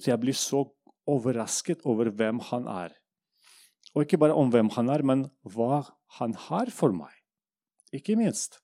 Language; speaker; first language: Norwegian; non-native, fluent; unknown